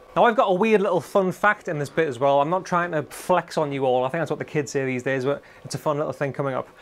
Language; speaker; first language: English; native; English